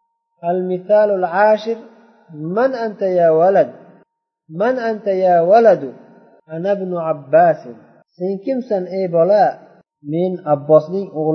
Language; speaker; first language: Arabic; non-native, fluent; Uzbek